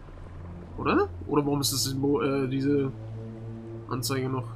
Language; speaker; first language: German; native; German